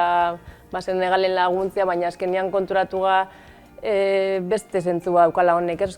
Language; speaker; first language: Basque; native; Basque